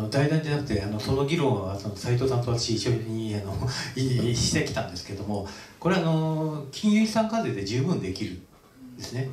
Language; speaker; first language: Japanese; native; Japanese